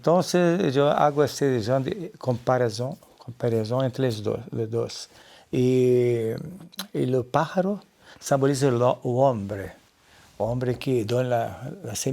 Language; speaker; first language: Spanish; non-native, learner; Portuguese